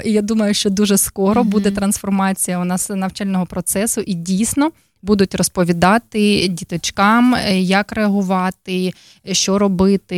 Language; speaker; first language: Ukrainian; native; Ukrainian